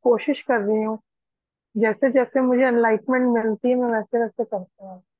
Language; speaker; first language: Hindi; native; Hindi